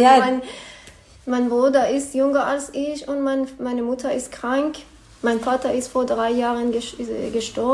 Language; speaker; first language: German; non-native, learner; Persian